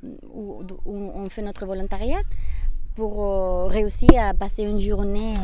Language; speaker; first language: French; non-native, fluent; Spanish